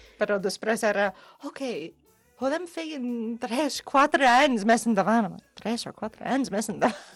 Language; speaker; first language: Catalan; non-native, learner; English